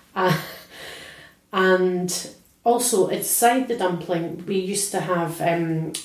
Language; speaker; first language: English; native; English